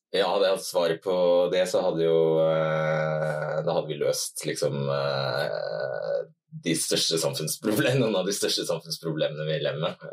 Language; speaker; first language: Norwegian; native; Norwegian